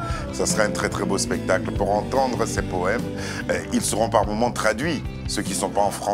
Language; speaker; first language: French; native; French